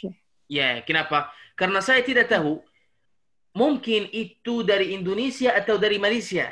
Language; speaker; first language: Indonesian; non-native, learner; Arabic